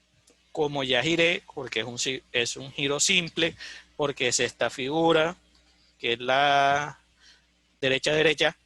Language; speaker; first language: Spanish; native; Spanish